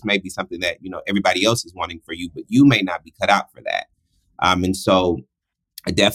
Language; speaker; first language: English; native; English